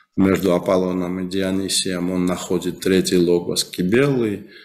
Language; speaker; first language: Russian; non-native, local second language; Georgian